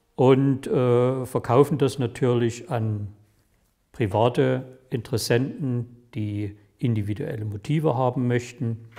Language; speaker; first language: German; native; German